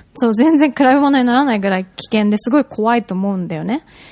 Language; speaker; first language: Japanese; native; Japanese